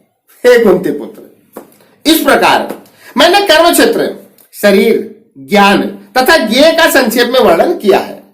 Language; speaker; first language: Hindi; native; Hindi